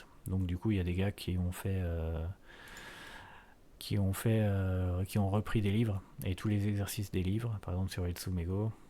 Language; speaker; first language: French; native; French